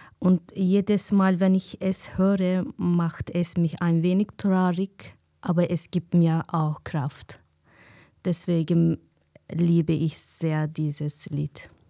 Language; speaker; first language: German; non-native, learner; Kurdish